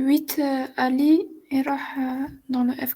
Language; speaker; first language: French; non-native, local second language; Arabic